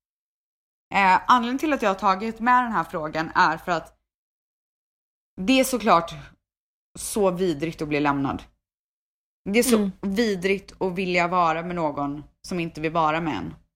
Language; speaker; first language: Swedish; native; Swedish